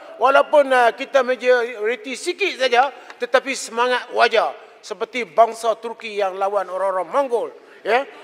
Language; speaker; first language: Malay; native; Malay